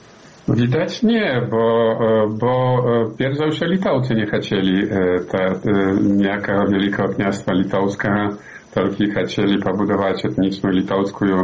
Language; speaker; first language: Polish; non-native, learner; Belarusian